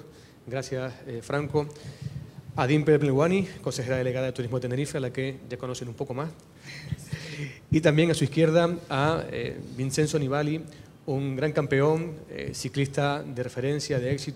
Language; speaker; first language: Spanish; native; Spanish